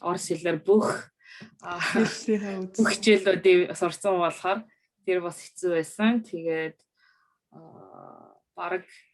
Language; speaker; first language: Mongolian; early bilingual, other home language; Korean